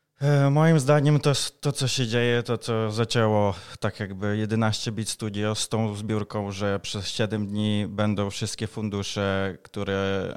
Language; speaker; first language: Polish; non-native, fluent; Ukrainian